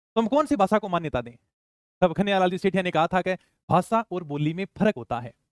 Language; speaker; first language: Hindi; native; Hindi